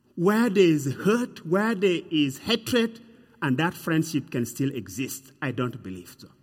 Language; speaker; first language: English; non-native, fluent; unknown